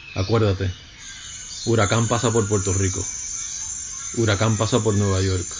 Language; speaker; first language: Spanish; native; Spanish